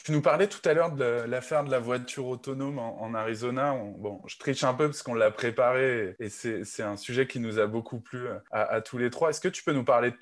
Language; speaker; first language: French; native; French